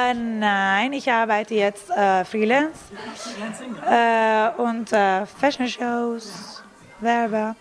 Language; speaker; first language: German; non-native, learner; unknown